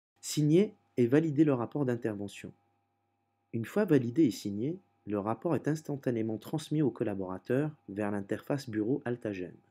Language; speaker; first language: French; native; French